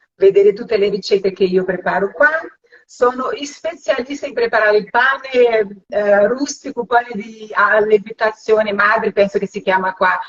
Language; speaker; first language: Italian; non-native, fluent; Portuguese